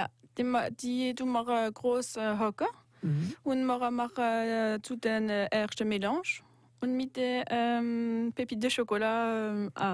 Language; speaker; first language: German; non-native, local second language; French